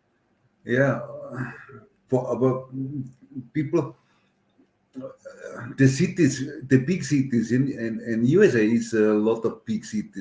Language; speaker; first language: English; non-native, learner; German